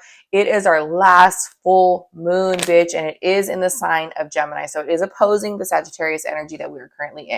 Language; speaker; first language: English; native; English